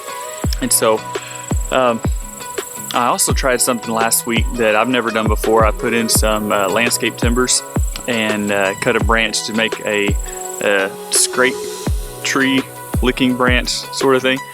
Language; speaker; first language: English; native; English